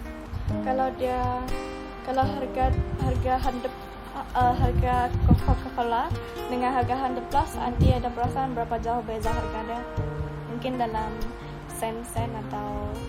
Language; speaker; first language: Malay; non-native, local second language; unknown